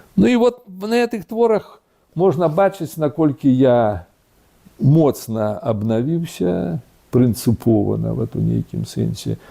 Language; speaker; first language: Belarusian; native; Belarusian